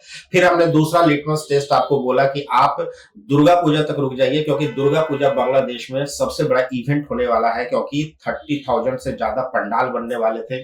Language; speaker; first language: Hindi; native; Hindi